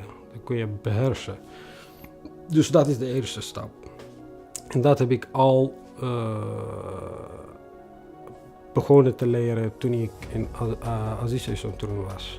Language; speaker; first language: Dutch; non-native, fluent; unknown